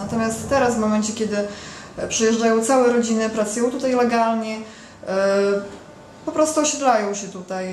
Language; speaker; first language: Polish; native; Polish